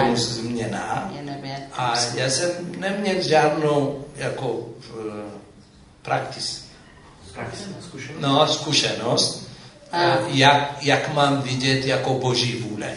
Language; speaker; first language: Czech; non-native, fluent; Amharic